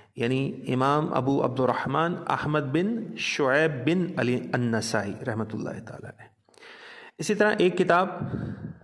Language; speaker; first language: Urdu; non-native, local second language; Punjabi